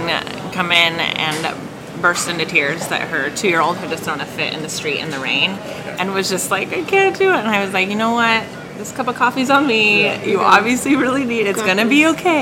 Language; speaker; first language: English; native; English